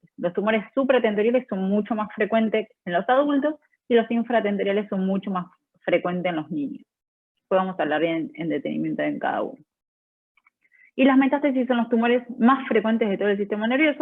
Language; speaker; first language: Spanish; native; Spanish